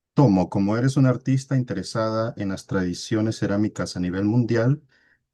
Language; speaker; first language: Spanish; native; Spanish